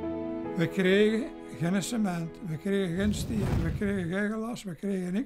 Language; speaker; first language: Dutch; native; Dutch